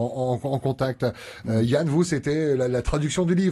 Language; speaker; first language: French; native; French